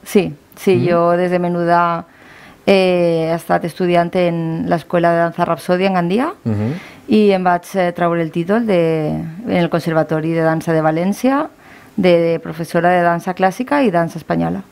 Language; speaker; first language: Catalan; non-native, local second language; Spanish